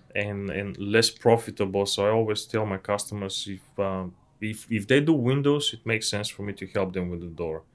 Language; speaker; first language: English; non-native, fluent; Bulgarian